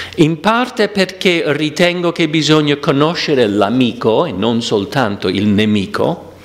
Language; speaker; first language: Italian; non-native, fluent; English